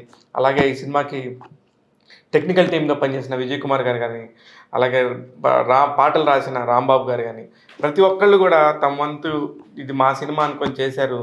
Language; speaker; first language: Telugu; native; Telugu